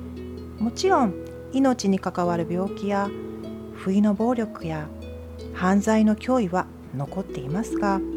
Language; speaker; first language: Japanese; native; Japanese